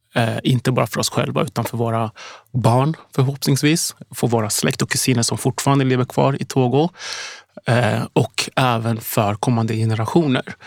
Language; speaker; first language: Swedish; early bilingual, other home language; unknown